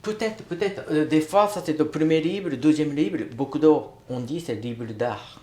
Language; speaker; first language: French; non-native, learner; Japanese